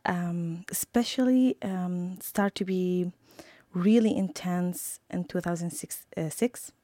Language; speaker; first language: English; non-native, fluent; Arabic